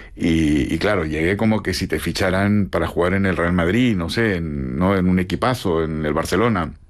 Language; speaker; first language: Spanish; native; Spanish